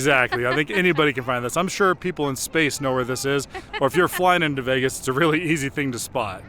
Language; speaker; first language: English; native; English